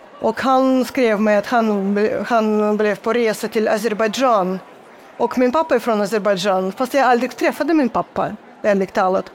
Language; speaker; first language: Swedish; non-native, fluent; Russian